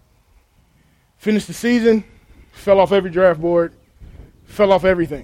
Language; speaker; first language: English; native; English